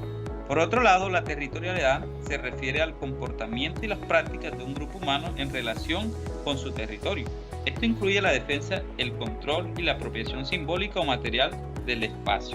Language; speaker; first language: Spanish; native; Spanish